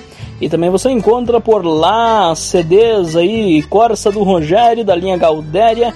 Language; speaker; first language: Portuguese; native; Portuguese